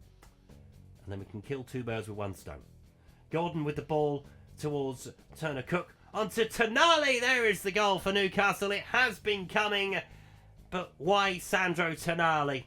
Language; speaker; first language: English; native; English